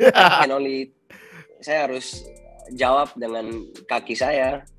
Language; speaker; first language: Indonesian; non-native, fluent; Dutch